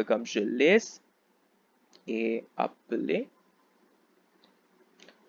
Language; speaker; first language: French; non-native, fluent; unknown